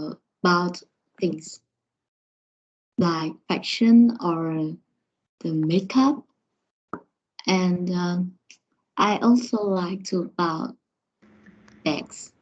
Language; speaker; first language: English; non-native, learner; Vietnamese